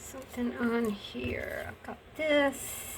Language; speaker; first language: English; native; English